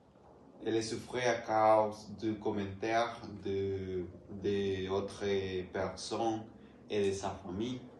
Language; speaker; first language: French; non-native, learner; Spanish